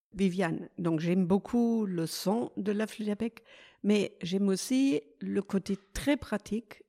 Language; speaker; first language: French; non-native, fluent; German